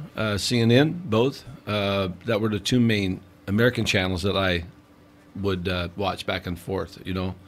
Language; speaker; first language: English; native; English